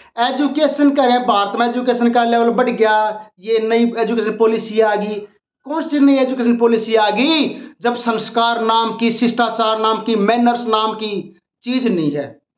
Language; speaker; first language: Hindi; native; Hindi